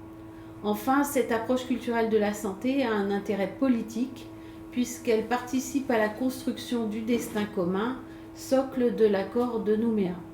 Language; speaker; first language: French; native; French